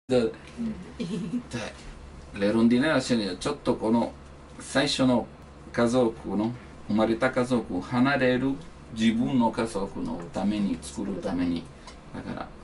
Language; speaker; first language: Japanese; non-native, learner; Italian